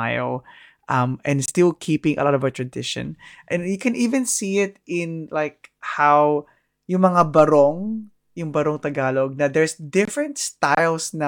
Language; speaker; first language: English; non-native, local second language; Filipino